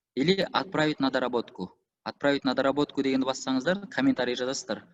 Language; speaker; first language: Russian; non-native, local second language; Kazakh